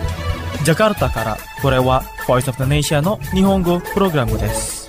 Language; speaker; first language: Japanese; non-native, fluent; Indonesian